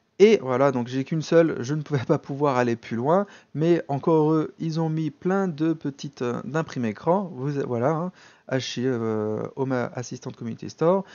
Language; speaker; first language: French; native; French